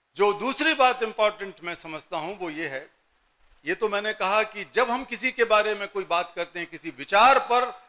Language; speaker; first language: Hindi; native; Hindi